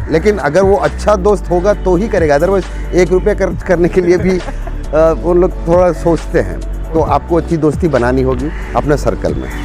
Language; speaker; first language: Hindi; non-native, local second language; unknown